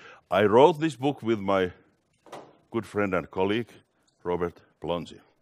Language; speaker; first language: English; non-native, fluent; Finnish